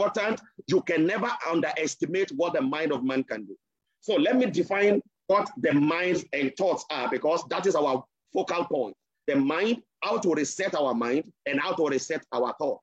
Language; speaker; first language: English; non-native, local second language; Yoruba